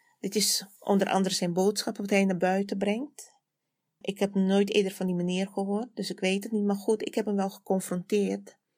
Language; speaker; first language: Dutch; native; Dutch